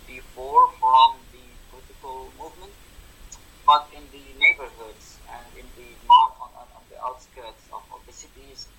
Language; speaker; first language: English; non-native, fluent; Arabic